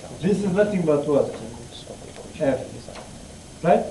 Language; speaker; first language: English; non-native, fluent; Turkish